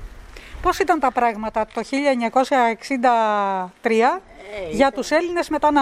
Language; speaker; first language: Greek; native; Greek